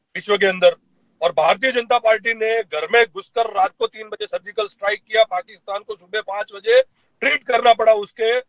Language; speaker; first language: Hindi; non-native, local second language; Gujarati